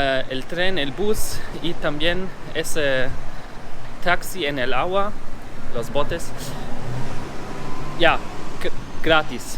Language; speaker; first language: Spanish; non-native, learner; German